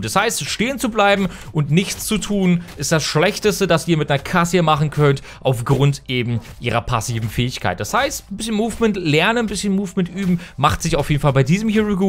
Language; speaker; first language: German; native; German